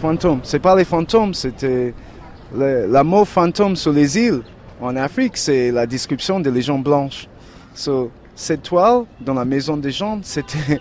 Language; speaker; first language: French; non-native, learner; English